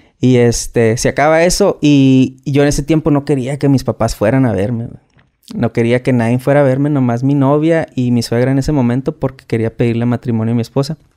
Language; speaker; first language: Spanish; native; Spanish